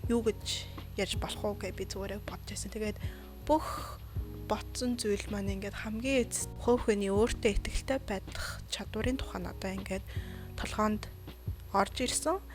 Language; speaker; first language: Mongolian; early bilingual, heritage; Mongolian